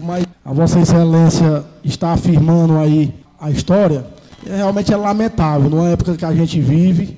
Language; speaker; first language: Portuguese; native; Portuguese